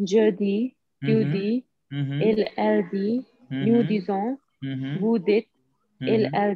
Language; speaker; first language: French; non-native, learner; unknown